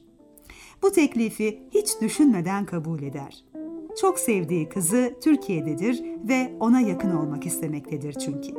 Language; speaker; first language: Turkish; native; Turkish